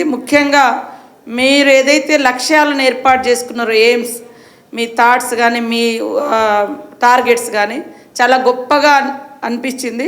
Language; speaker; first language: Telugu; native; Telugu